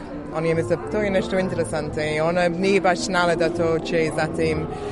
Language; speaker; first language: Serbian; non-native, learner; English